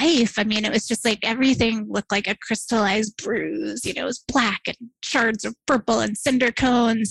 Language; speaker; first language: English; native; English